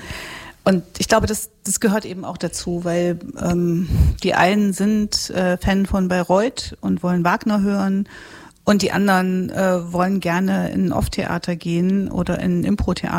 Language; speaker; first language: German; native; German